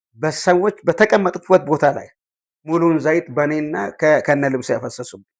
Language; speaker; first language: Amharic; non-native, local second language; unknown